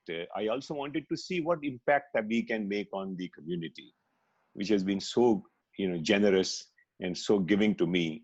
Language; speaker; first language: English; non-native, local second language; Hindi